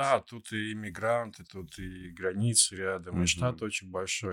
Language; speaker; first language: Russian; native; Russian